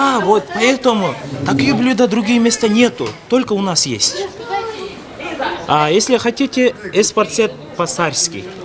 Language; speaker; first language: Russian; non-native, local second language; Kyrgyz